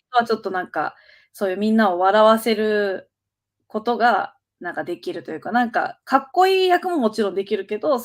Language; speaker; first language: Japanese; native; Japanese